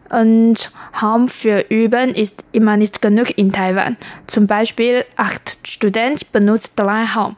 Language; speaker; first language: German; non-native, learner; Chinese